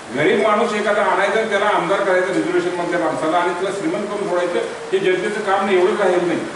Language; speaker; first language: Marathi; native; Marathi